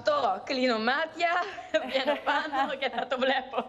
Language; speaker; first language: Greek; early bilingual, heritage; Greek